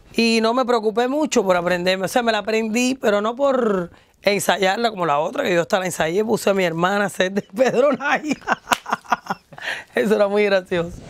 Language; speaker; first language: Spanish; native; Spanish